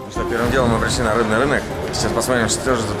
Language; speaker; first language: Russian; native; Russian